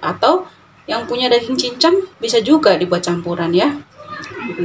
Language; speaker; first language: Indonesian; native; Indonesian